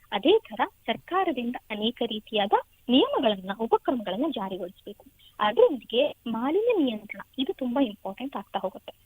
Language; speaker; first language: Kannada; native; Kannada